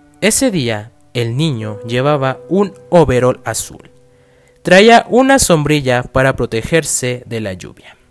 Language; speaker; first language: Spanish; native; Spanish